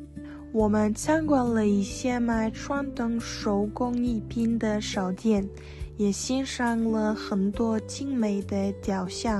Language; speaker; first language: Chinese; non-native, learner; Russian